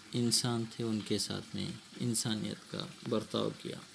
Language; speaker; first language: Hindi; non-native, local second language; Kannada